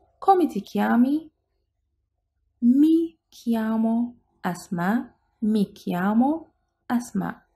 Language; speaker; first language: Italian; non-native, fluent; Arabic